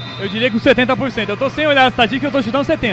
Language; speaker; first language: Portuguese; native; Portuguese